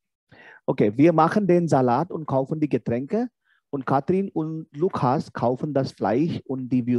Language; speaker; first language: German; non-native, fluent; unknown